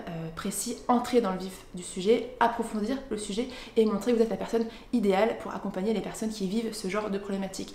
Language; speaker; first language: French; native; French